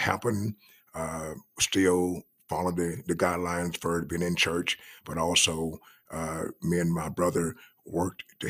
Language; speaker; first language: English; native; English